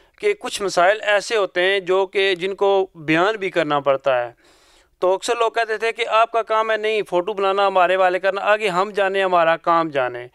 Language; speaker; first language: Urdu; non-native, local second language; Punjabi